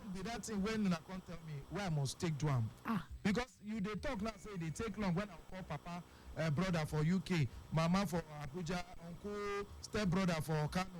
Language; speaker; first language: Nigerian Pidgin; non-native, local second language; Yoruba